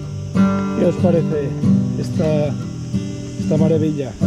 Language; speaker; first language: Spanish; native; Spanish